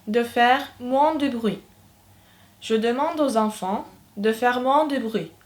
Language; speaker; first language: French; non-native, fluent; Turkish